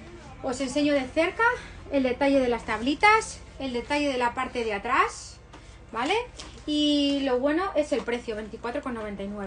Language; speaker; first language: Spanish; native; Spanish